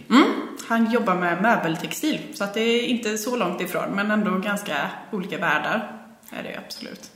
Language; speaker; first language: Swedish; native; Swedish